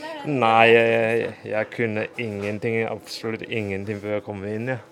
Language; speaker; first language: Norwegian; non-native, fluent; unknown